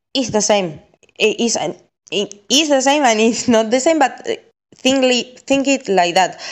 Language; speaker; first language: English; non-native, fluent; Spanish